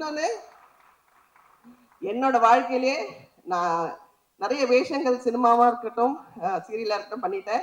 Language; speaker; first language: Tamil; native; Tamil